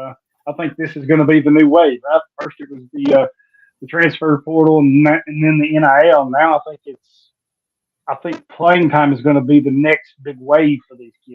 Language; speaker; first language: English; native; English